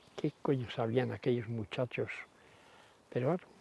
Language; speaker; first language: Spanish; native; Spanish